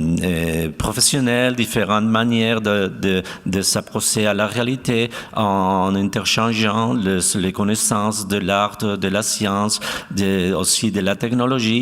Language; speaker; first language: French; non-native, fluent; Spanish